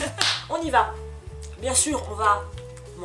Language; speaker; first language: French; native; French